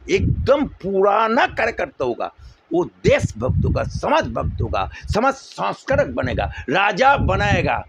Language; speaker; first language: Hindi; non-native, local second language; Bangla